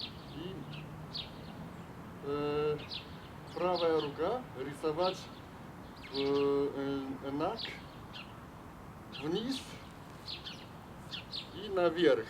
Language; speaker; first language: Russian; non-native, learner; Chinese